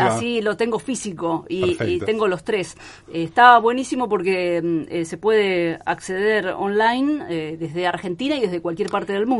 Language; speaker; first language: Spanish; native; Spanish